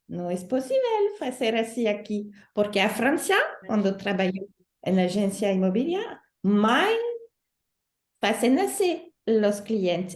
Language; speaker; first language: Portuguese; non-native, learner; Spanish